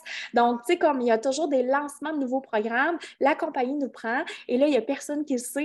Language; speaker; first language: French; native; French